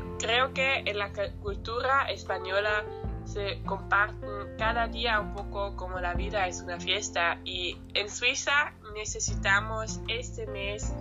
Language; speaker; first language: Spanish; non-native, learner; German